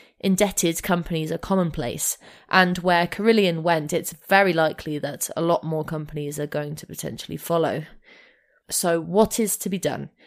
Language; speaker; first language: English; native; English